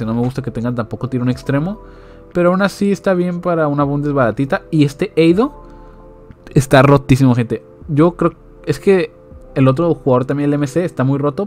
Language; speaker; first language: Spanish; native; Spanish